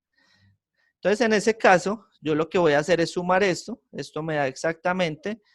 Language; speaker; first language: Spanish; native; Spanish